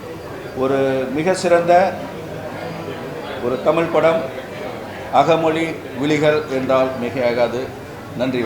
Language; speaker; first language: Tamil; native; Tamil